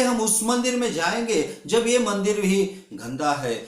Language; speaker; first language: Hindi; non-native, local second language; Kannada